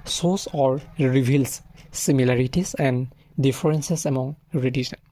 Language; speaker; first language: English; non-native, local second language; Assamese